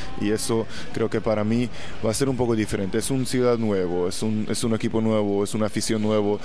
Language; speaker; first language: Spanish; non-native, fluent; Hungarian